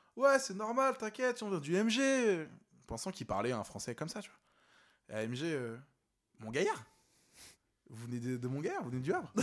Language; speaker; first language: French; native; French